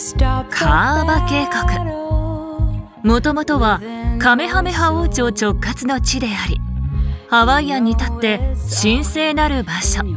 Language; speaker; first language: Japanese; native; Japanese